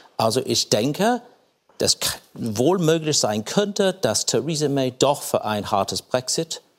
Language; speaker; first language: German; non-native, fluent; English